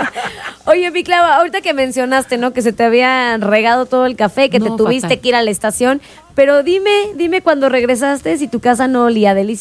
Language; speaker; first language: Spanish; native; Spanish